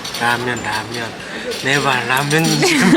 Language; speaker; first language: Turkish; non-native, learner; Korean